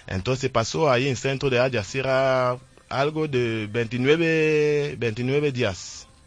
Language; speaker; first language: Spanish; non-native, learner; French